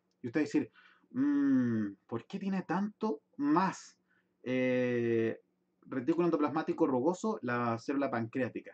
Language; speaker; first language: Spanish; native; Spanish